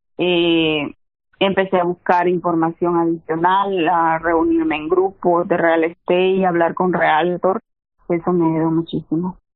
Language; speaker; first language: Spanish; native; Spanish